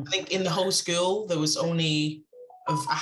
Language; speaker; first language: English; native; English